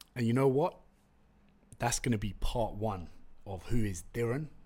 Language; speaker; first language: English; non-native, local second language; Turkish